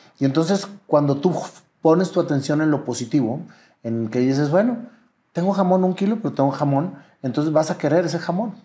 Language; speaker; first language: Spanish; native; Spanish